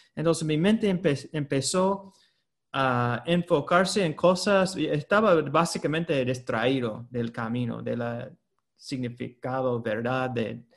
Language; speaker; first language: Spanish; non-native, fluent; English